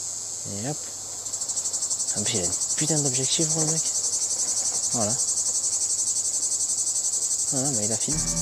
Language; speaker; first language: French; native; French